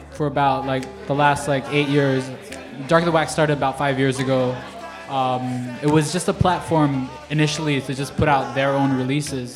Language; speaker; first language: English; native; English